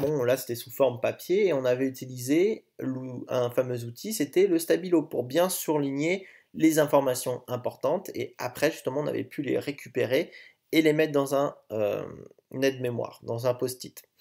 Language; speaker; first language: French; native; French